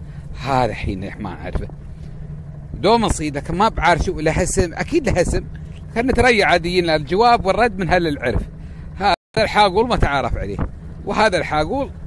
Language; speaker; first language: Arabic; native; Arabic